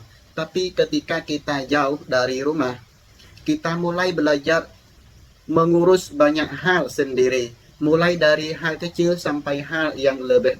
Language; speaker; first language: Indonesian; non-native, fluent; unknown